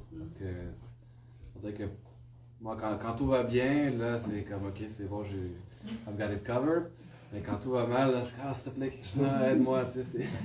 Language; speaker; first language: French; native; French